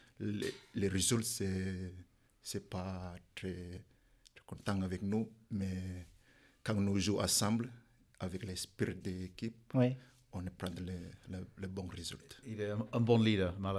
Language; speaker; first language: French; non-native, learner; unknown